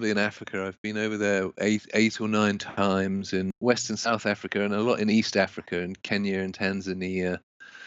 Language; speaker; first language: English; native; English